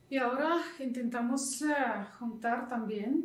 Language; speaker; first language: Spanish; non-native, fluent; Russian